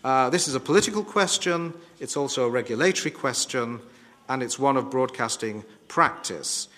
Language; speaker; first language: English; native; English